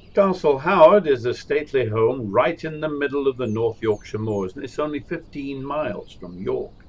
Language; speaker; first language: English; native; English